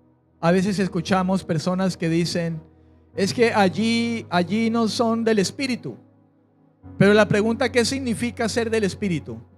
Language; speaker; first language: Spanish; native; Spanish